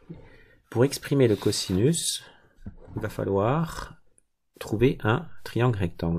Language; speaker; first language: French; native; French